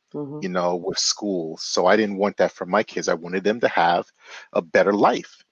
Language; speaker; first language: English; native; English